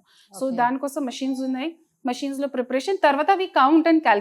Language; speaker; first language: Telugu; non-native, local second language; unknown